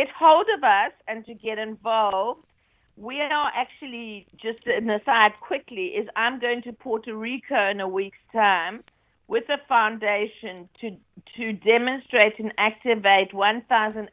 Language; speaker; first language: English; native; English